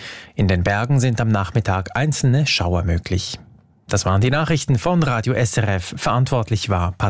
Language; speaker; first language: German; native; German